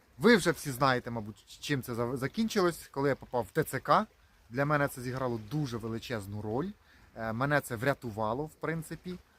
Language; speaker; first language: Ukrainian; non-native, local second language; Russian